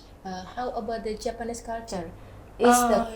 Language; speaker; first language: English; non-native, learner; Indonesian